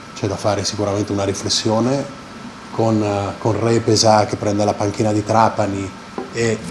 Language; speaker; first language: Italian; native; Italian